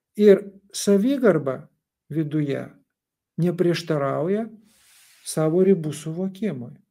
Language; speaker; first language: Lithuanian; non-native, local second language; Russian